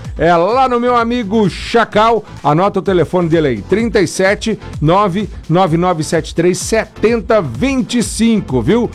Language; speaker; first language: Portuguese; native; Portuguese